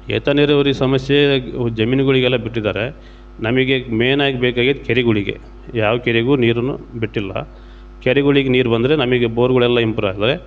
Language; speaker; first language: Kannada; native; Kannada